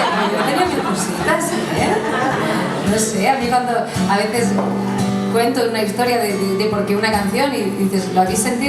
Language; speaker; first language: Spanish; native; Spanish